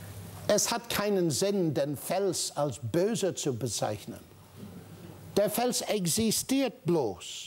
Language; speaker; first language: German; non-native, fluent; English